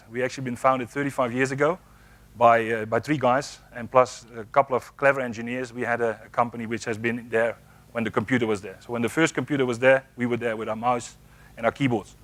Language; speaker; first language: English; non-native, fluent; Dutch